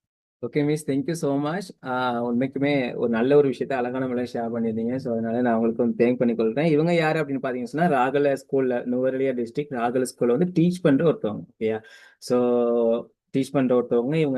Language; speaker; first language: Tamil; native; Tamil